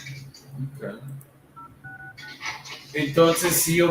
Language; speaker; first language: Spanish; non-native, learner; English